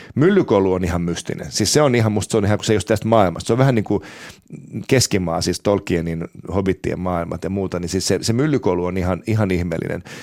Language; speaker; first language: Finnish; native; Finnish